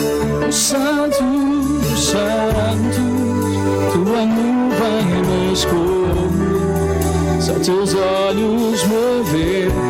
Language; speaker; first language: Portuguese; native; Portuguese